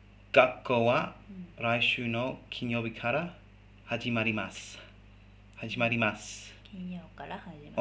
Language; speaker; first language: Japanese; non-native, fluent; English